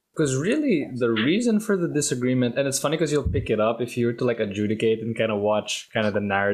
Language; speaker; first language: English; non-native, local second language; Filipino